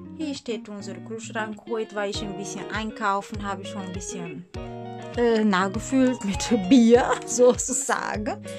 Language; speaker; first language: German; non-native, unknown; Portuguese